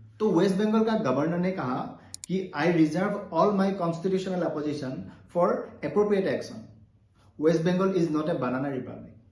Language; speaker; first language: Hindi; non-native, local second language; Assamese